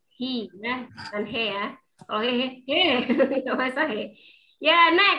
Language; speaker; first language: English; non-native, fluent; Indonesian